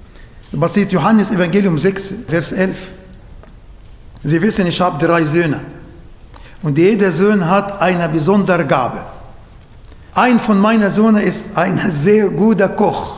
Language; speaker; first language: German; non-native, fluent; Arabic